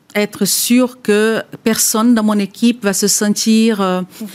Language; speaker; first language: French; non-native, fluent; Portuguese